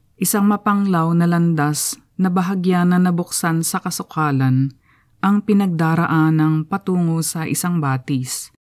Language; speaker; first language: Filipino; native; Filipino